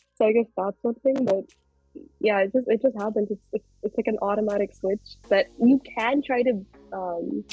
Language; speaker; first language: English; early bilingual, other home language; Telugu